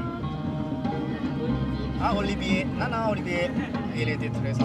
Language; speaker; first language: French; non-native, learner; Japanese